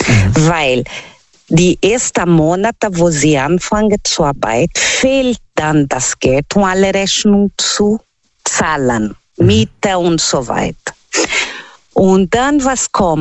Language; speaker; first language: German; non-native, learner; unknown